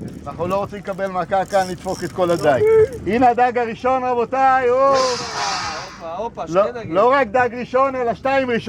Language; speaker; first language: Hebrew; native; Hebrew